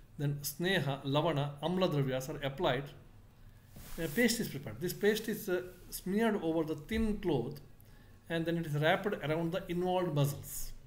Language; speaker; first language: English; non-native, local second language; Kannada